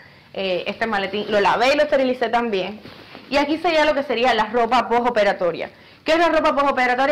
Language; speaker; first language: Spanish; native; Spanish